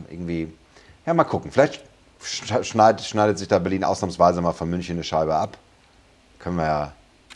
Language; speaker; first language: German; native; German